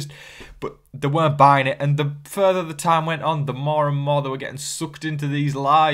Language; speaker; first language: English; native; English